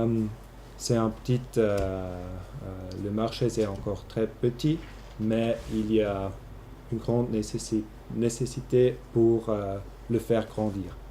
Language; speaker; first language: French; non-native, local second language; German